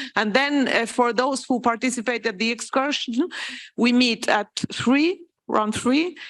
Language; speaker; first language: English; non-native, fluent; Italian